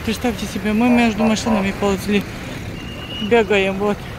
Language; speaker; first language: Russian; native; Russian